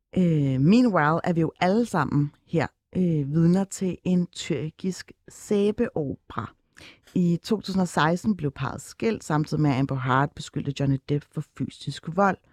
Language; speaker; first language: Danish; early bilingual, other home language; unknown